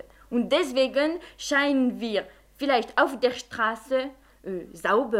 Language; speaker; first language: German; non-native, fluent; French